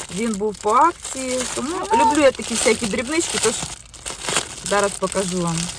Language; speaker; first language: Ukrainian; non-native, local second language; Russian